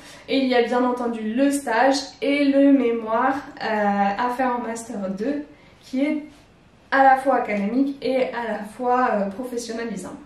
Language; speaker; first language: French; native; French